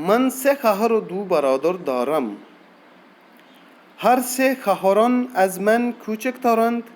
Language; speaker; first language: Persian; non-native, fluent; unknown